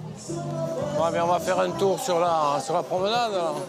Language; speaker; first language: French; native; French